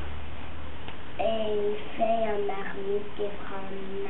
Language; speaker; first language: French; non-native, learner; English